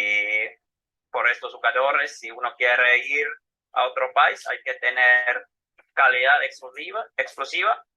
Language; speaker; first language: Spanish; non-native, fluent; Finnish